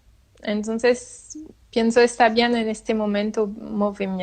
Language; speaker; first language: Spanish; non-native, learner; French